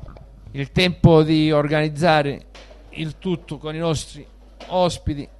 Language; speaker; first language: Italian; native; Italian